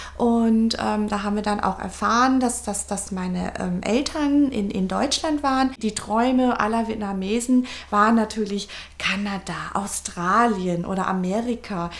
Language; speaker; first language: German; early bilingual, other home language; Vietnamese